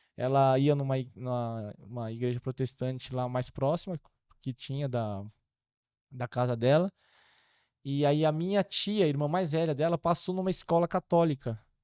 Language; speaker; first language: Portuguese; early bilingual, other home language; Korean